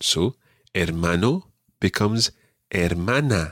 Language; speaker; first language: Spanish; non-native, fluent; English